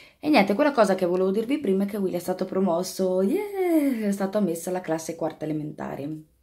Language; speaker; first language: Italian; native; Italian